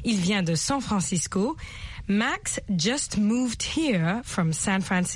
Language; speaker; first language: English; non-native, fluent; French